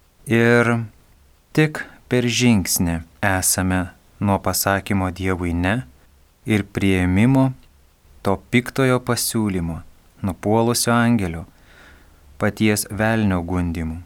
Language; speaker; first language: Lithuanian; native; Lithuanian